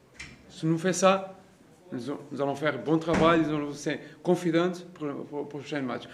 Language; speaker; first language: French; non-native, learner; Portuguese